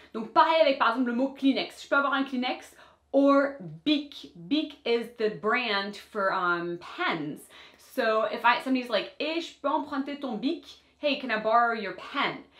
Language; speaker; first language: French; non-native, fluent; English